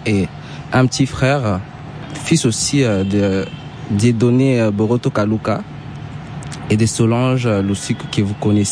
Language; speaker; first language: French; non-native, local second language; Swahili